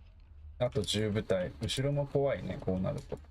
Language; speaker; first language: Japanese; native; Japanese